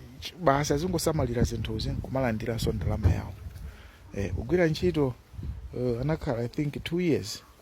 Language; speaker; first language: Nyanja; native; Nyanja